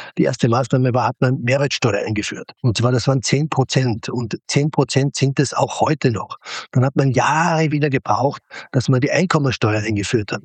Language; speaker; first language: German; non-native, local second language; Slovenian